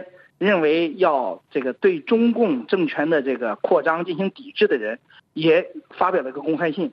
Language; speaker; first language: Chinese; native; Chinese